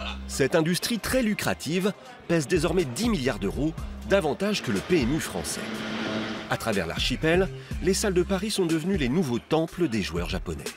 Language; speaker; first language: French; native; French